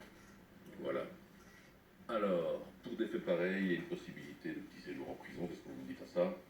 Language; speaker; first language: French; native; French